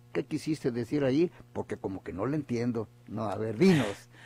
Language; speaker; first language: Spanish; native; Spanish